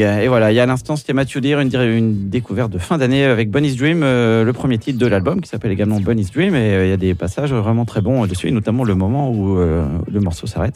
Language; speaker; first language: French; native; French